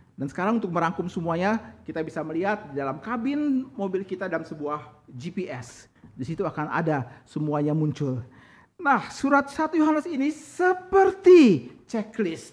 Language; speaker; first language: Indonesian; native; Indonesian